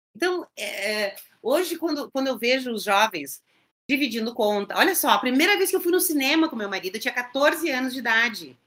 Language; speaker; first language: Portuguese; native; Portuguese